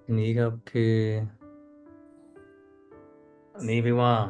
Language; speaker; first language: Thai; non-native, learner; Cantonese